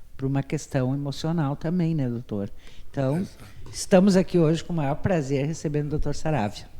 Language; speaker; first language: Portuguese; native; Portuguese